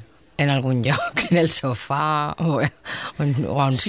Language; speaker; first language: Catalan; native; Catalan